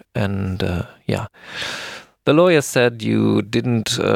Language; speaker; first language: English; non-native, fluent; German